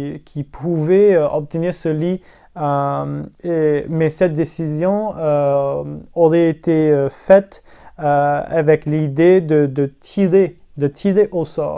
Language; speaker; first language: French; non-native, learner; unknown